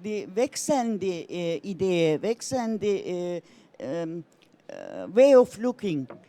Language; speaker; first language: German; non-native, learner; Turkish